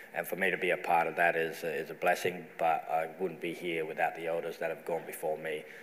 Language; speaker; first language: English; native; English